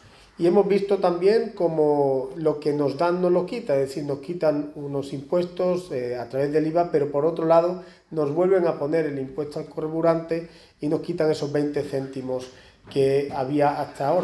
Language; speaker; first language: Spanish; native; Spanish